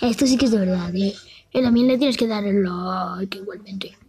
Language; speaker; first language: Spanish; native; Spanish